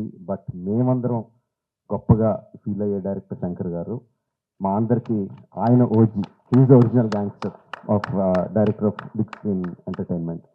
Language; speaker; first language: Telugu; native; Telugu